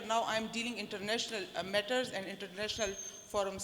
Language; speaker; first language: English; non-native, local second language; Pashto